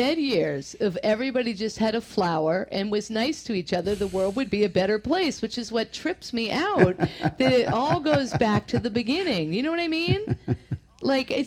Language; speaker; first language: English; native; English